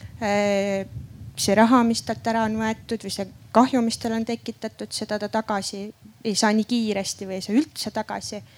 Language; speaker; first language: Estonian; native; Estonian